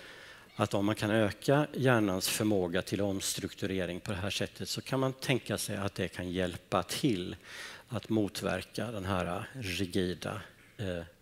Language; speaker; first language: Swedish; native; Swedish